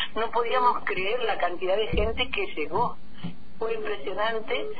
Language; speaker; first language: Spanish; native; Spanish